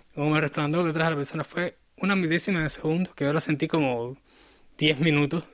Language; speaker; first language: Spanish; native; Spanish